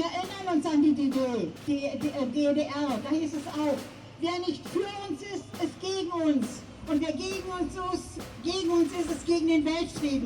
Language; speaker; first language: German; native; German